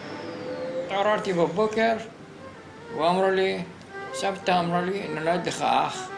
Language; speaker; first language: Hebrew; non-native, fluent; Arabic